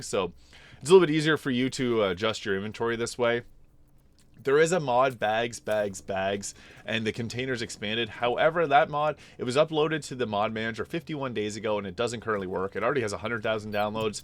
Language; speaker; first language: English; native; English